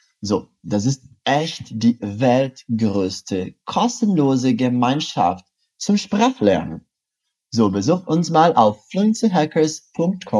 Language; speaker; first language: German; non-native, fluent; Portuguese